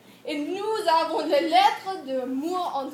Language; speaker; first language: French; non-native, learner; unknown